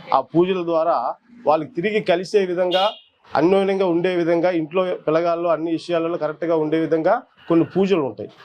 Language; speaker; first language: Telugu; non-native, local second language; Koya